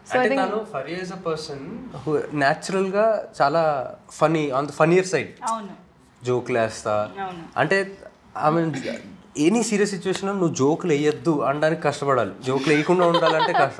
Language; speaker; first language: Telugu; native; Telugu